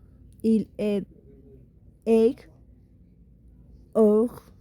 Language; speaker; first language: French; non-native, learner; Spanish